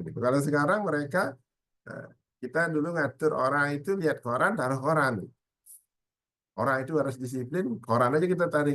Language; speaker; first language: Indonesian; native; Indonesian